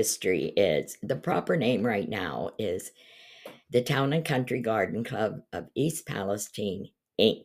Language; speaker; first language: English; native; English